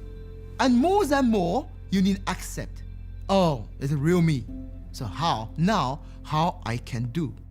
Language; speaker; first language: English; non-native, learner; Chinese